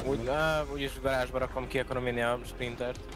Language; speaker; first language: Hungarian; native; Hungarian